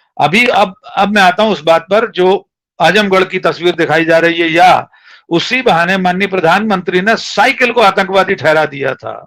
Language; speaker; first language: Hindi; native; Hindi